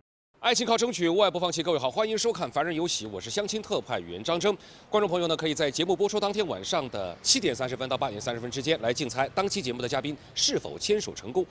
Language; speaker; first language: Chinese; native; Chinese